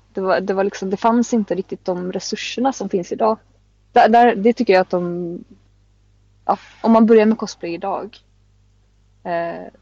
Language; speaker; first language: Swedish; native; Swedish